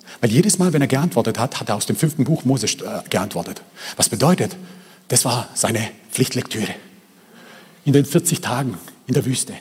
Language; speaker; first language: German; early bilingual, other home language; Croatian